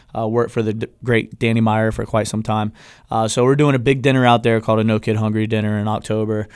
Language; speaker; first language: English; native; English